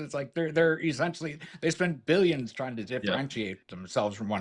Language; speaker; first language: English; native; English